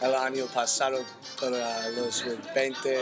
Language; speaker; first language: Spanish; non-native, learner; English